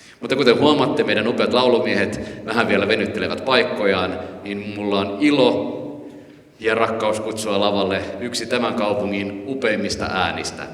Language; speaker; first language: Finnish; native; Finnish